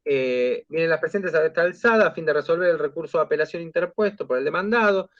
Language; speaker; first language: Spanish; native; Spanish